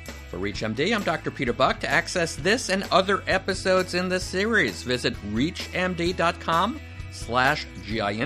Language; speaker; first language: English; native; English